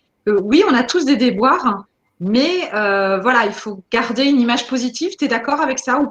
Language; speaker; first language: French; native; French